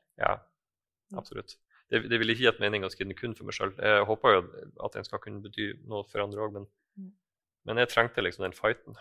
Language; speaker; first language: Norwegian; native; Norwegian